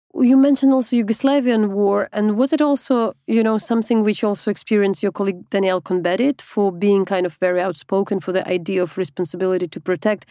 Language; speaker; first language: English; non-native, fluent; Ukrainian